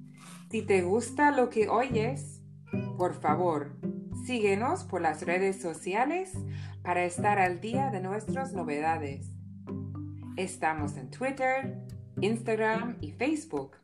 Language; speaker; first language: Spanish; non-native, fluent; English